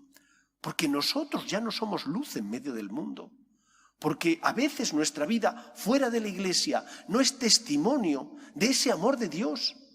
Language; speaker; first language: Spanish; native; Spanish